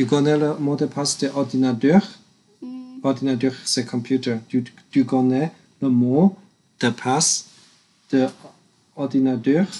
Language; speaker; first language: French; non-native, learner; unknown